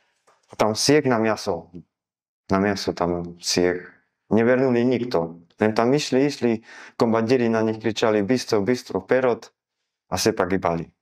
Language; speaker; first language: Russian; non-native, learner; Slovak